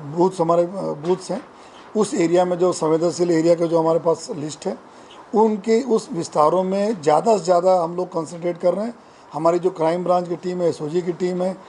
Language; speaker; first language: Hindi; non-native, local second language; Gujarati